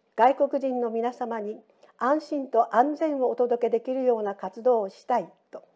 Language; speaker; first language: Japanese; native; Japanese